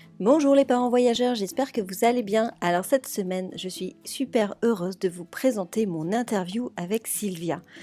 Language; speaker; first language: French; native; French